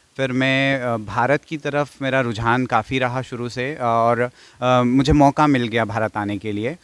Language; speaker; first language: Hindi; non-native, fluent; English